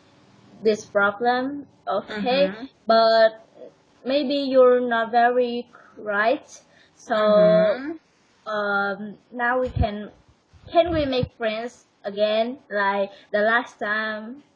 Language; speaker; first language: English; non-native, learner; Vietnamese